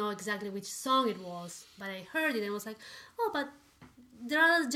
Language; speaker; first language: English; non-native, fluent; Spanish